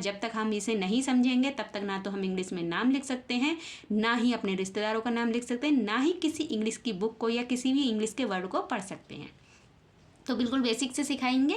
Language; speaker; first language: Hindi; native; Hindi